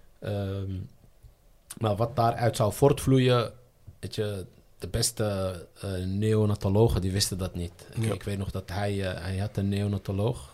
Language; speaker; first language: Dutch; early bilingual, other home language; Riffian